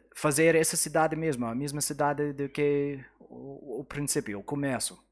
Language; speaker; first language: Portuguese; non-native, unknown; English